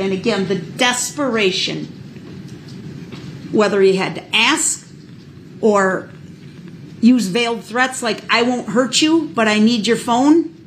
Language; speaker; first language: English; native; English